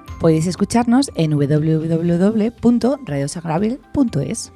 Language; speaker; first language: Spanish; native; Spanish